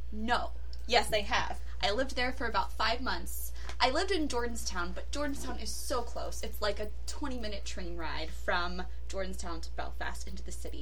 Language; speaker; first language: English; native; English